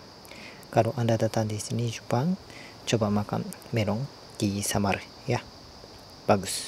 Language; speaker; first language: Indonesian; non-native, fluent; Japanese